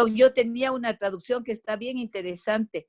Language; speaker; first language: Spanish; native; Spanish